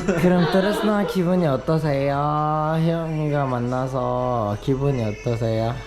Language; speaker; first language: Korean; non-native, learner; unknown